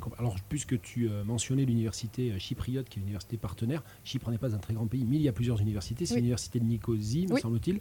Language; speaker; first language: French; native; French